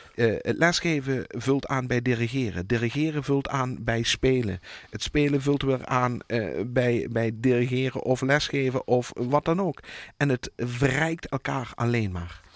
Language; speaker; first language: Dutch; native; Dutch